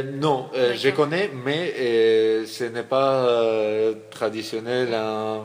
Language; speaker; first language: French; non-native, learner; Russian